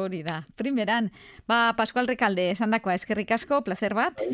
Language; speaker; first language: Basque; native; Basque